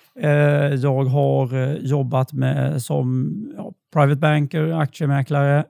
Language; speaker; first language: Swedish; native; Swedish